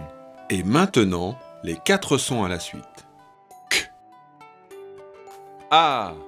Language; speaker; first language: French; native; French